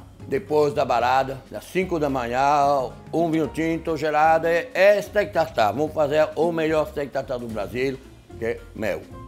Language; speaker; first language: Portuguese; non-native, fluent; French